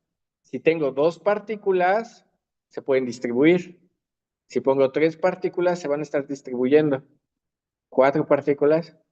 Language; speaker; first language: Spanish; native; Spanish